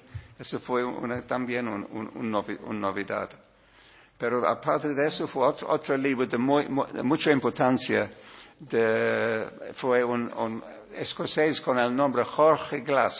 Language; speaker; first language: Spanish; non-native, learner; English